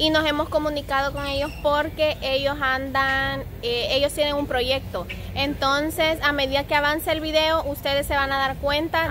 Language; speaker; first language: Spanish; native; Spanish